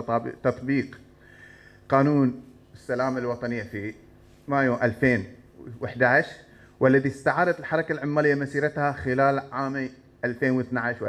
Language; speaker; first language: Arabic; native; Arabic